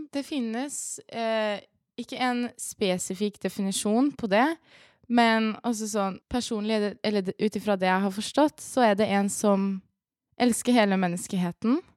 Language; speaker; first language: Norwegian; early bilingual, other home language; Persian